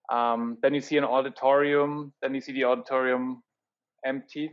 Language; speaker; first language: English; non-native, fluent; German